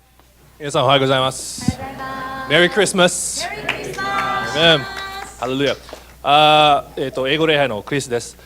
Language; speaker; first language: Japanese; non-native, fluent; English